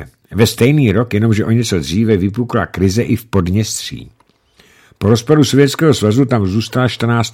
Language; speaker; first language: Czech; native; Czech